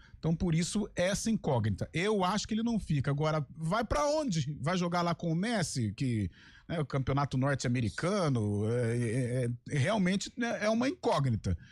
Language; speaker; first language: Portuguese; native; Portuguese